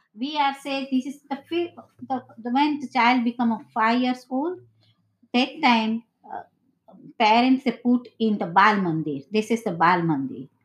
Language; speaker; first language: English; non-native, local second language; Gujarati